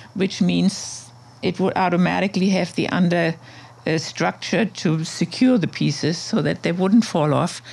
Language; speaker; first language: English; non-native, fluent; German